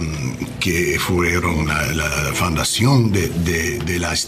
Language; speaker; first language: Spanish; non-native, learner; English